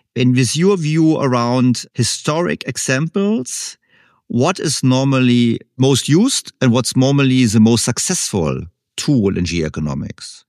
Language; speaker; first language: English; non-native, fluent; German